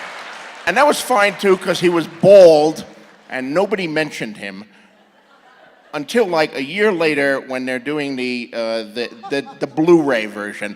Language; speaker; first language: English; native; English